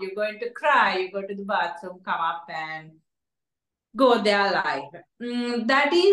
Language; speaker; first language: English; non-native, local second language; Sinhala